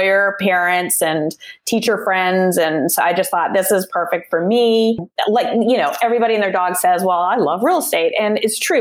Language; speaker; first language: English; native; English